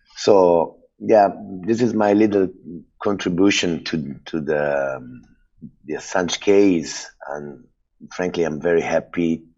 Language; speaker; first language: English; non-native, fluent; Italian